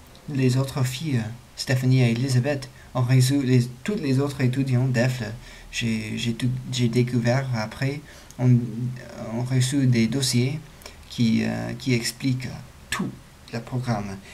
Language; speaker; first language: French; non-native, learner; English